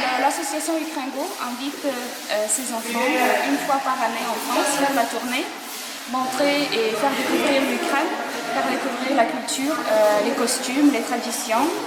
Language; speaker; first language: French; non-native, fluent; Ukrainian